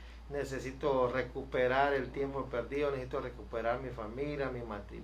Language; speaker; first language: Spanish; native; Spanish